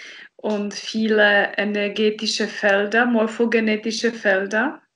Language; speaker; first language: German; non-native, fluent; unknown